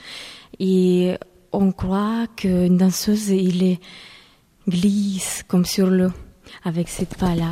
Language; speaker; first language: French; non-native, fluent; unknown